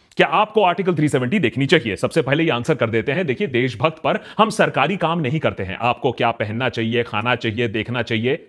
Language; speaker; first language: Hindi; native; Hindi